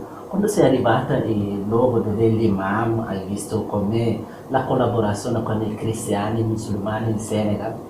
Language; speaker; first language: Italian; non-native, learner; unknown